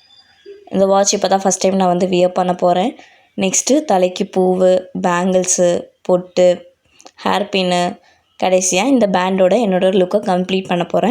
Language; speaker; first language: Tamil; native; Tamil